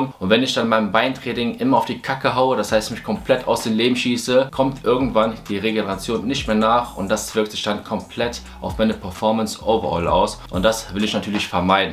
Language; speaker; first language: German; native; German